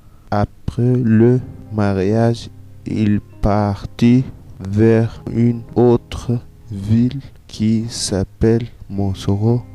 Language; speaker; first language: French; non-native, learner; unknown